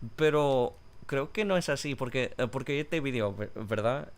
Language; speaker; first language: Spanish; non-native, learner; English